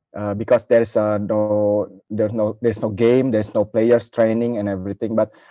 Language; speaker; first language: English; non-native, learner; Indonesian